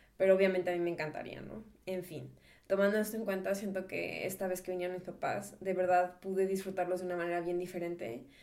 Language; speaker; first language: Spanish; native; Spanish